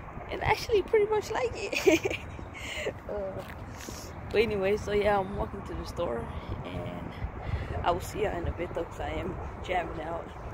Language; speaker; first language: English; early bilingual, other home language; Spanish